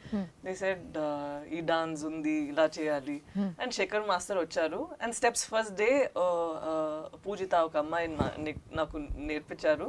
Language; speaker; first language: Telugu; non-native, learner; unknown